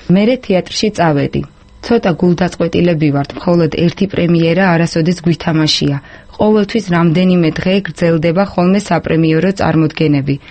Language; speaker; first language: Georgian; non-native, local second language; Azerbaijani